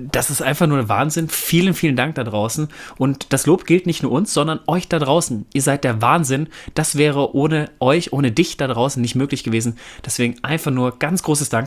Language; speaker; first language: German; native; German